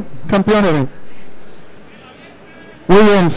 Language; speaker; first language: Spanish; non-native, learner; Portuguese